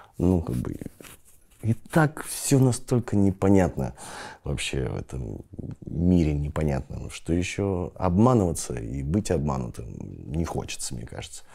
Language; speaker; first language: Russian; native; Russian